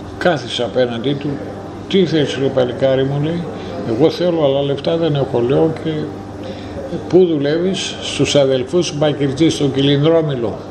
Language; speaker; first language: Greek; native; Greek